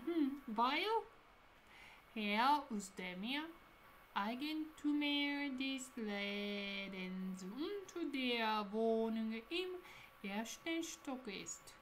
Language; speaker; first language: German; non-native, learner; Japanese